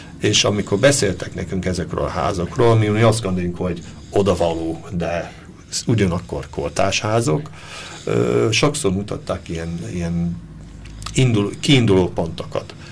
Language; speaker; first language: Hungarian; early bilingual, heritage; Hungarian